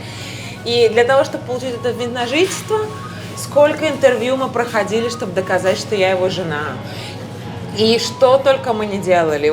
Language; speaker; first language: Russian; native; Russian